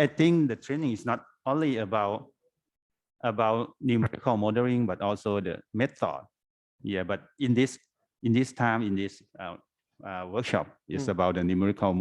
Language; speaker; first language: English; non-native, fluent; Thai